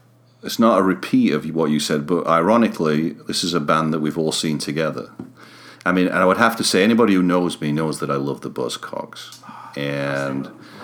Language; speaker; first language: English; native; English